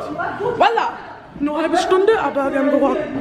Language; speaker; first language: German; early bilingual, other home language; Lingala